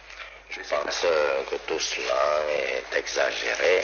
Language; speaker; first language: French; non-native, local second language; Vietnamese